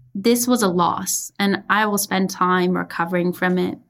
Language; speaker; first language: English; early bilingual, other home language; Persian